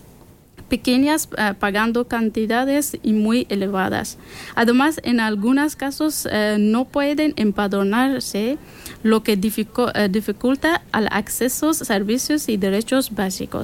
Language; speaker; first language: Spanish; non-native, learner; Persian